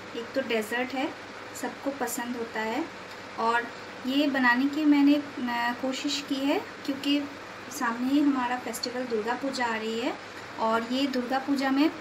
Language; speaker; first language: Hindi; non-native, local second language; Bangla